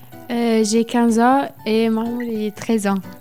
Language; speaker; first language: French; non-native, learner; Arabic